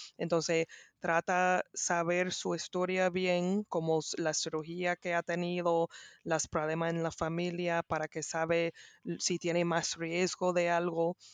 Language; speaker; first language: Spanish; non-native, learner; English